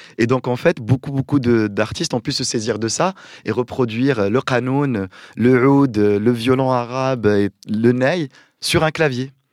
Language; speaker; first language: French; non-native, local second language; Arabic